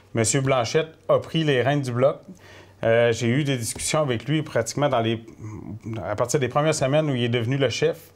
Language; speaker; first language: French; native; French